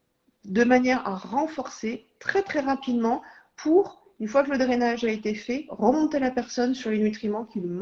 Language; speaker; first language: French; native; French